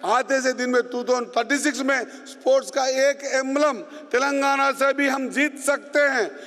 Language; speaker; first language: Hindi; non-native, local second language; Telugu